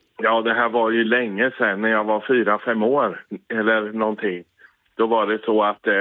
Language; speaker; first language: Swedish; native; Swedish